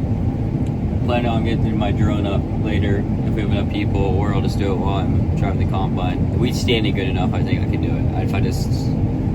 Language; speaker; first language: English; native; English